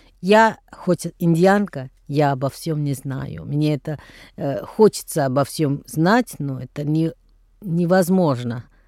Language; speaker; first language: Russian; non-native, fluent; Tamil